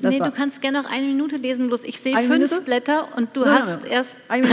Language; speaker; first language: German; native; German